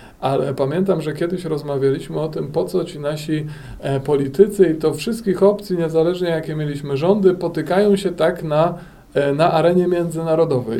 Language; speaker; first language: Polish; native; Polish